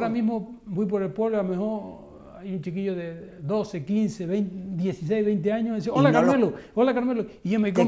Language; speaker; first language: Spanish; native; Spanish